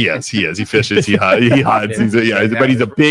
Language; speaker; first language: English; native; English